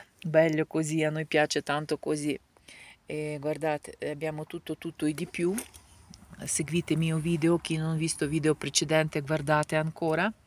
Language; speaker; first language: Italian; non-native, fluent; Ukrainian